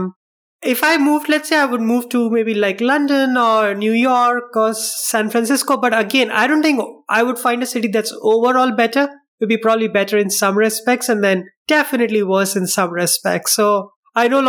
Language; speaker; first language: English; non-native, local second language; Hindi